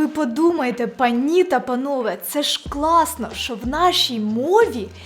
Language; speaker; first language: Ukrainian; non-native, local second language; Russian